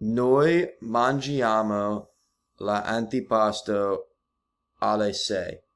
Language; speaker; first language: Italian; non-native, learner; English